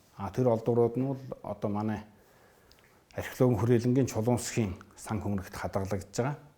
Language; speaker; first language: Mongolian; native; Mongolian